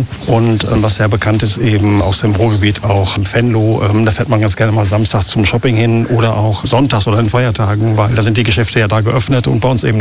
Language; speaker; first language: German; native; German